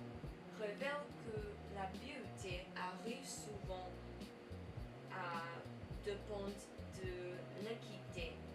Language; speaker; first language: French; non-native, learner; English